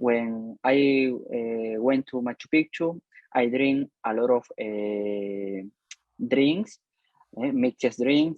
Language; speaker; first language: English; non-native, learner; Spanish